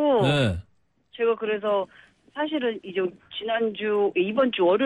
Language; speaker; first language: Korean; native; Korean